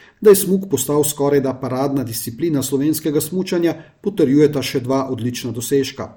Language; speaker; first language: Slovenian; native; Slovenian